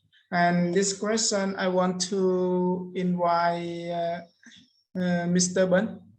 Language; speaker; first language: English; non-native, learner; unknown